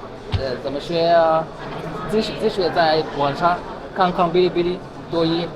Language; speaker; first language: Chinese; non-native, learner; Amharic